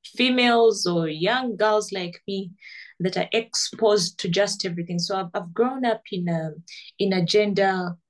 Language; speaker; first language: English; non-native, local second language; Ganda